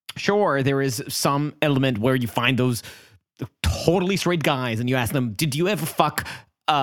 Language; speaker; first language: English; non-native, fluent; Hebrew